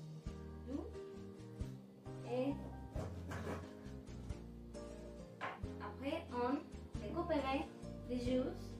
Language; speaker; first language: French; non-native, learner; Spanish